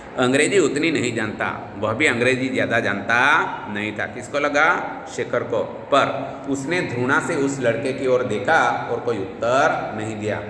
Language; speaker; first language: Hindi; non-native, local second language; Gujarati